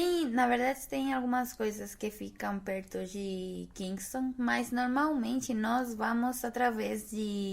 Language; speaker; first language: Portuguese; non-native, fluent; Spanish